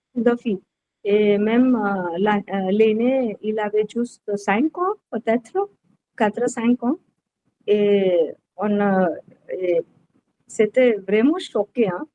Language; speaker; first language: French; non-native, learner; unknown